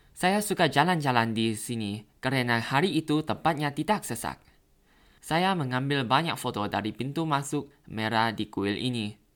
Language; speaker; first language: Indonesian; non-native, learner; Thai